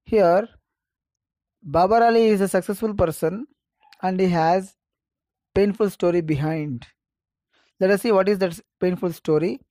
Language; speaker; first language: English; non-native, local second language; Kannada